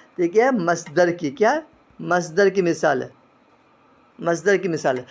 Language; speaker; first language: Urdu; native; Urdu